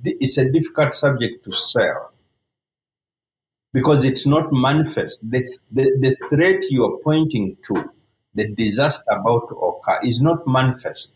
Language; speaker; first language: English; non-native, local second language; Ganda